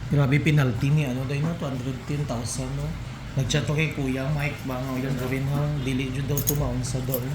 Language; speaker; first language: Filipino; non-native, local second language; Hiligaynon